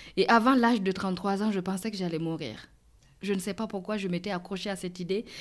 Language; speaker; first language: French; non-native, local second language; Mossi